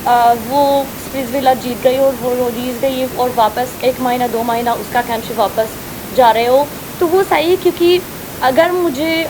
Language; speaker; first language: Hindi; non-native, learner; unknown